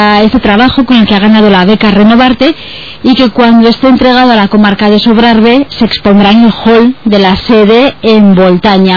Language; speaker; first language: Spanish; native; Spanish